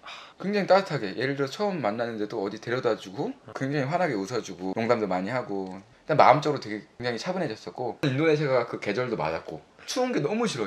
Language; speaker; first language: Korean; native; Korean